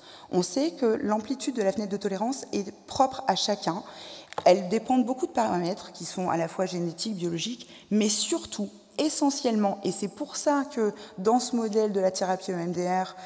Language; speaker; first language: French; native; French